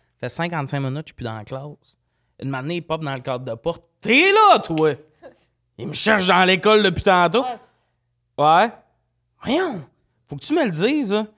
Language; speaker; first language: French; native; French